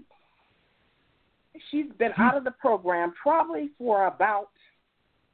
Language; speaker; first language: English; native; English